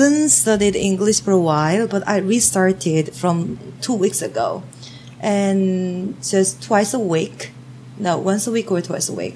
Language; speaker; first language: English; non-native, fluent; Korean